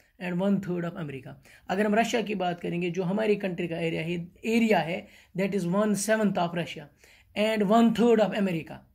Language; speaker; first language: Hindi; non-native, local second language; Kashmiri